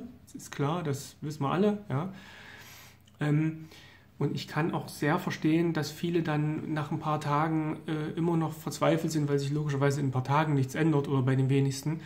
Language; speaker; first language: German; native; German